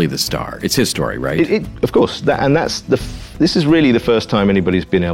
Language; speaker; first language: English; native; English